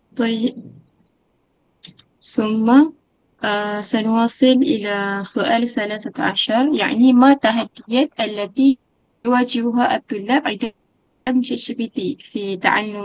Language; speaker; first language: Arabic; non-native, learner; Malay